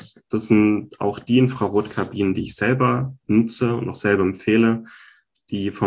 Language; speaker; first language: German; native; German